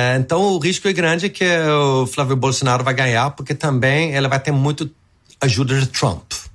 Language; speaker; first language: Portuguese; non-native, fluent; Swedish